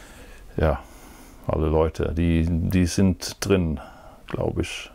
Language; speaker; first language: German; non-native, fluent; Swedish